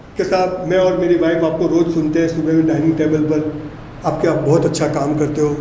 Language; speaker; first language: Hindi; non-native, local second language; Gujarati